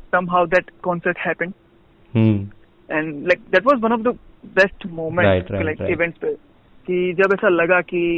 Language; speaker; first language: Hindi; non-native, local second language; Gujarati